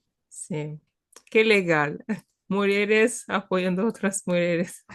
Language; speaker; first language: Portuguese; non-native, fluent; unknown